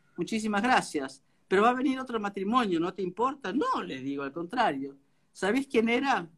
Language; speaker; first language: Spanish; non-native, local second language; German